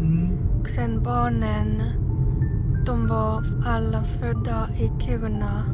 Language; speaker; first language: Swedish; early bilingual, heritage; French